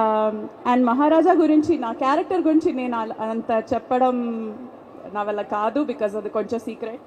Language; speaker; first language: Telugu; non-native, fluent; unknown